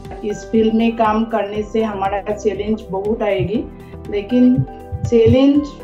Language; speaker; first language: Hindi; non-native, local second language; Assamese